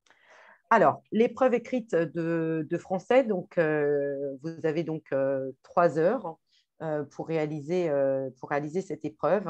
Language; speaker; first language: French; native; French